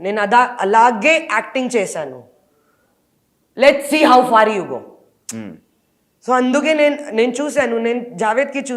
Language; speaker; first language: Telugu; non-native, learner; Hindi